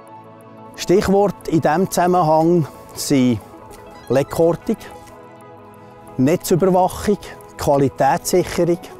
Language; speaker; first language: German; native; German